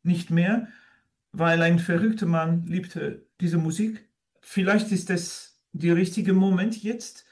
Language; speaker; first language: German; non-native, fluent; French